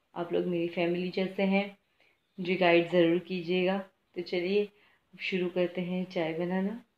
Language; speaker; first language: Hindi; non-native, local second language; Gujarati